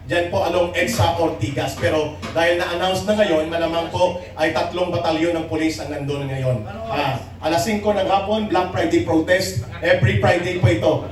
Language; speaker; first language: Filipino; native; Filipino